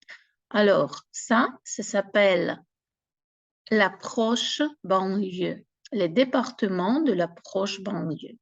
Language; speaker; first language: French; non-native, fluent; Ukrainian